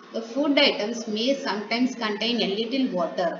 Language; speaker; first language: English; non-native, local second language; Tamil